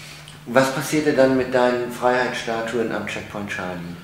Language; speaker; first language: German; native; German